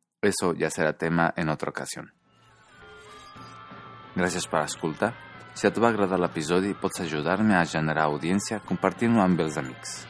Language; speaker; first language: Catalan; non-native, learner; Spanish